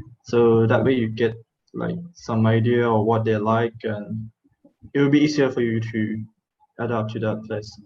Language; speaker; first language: English; non-native, fluent; Thai